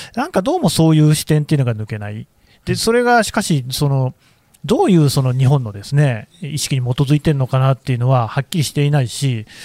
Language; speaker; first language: Japanese; native; Japanese